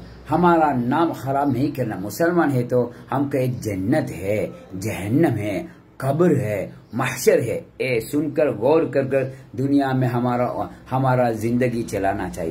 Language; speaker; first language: Hindi; non-native, learner; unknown